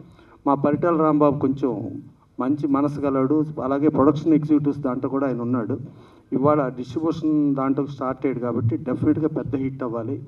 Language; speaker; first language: Telugu; native; Telugu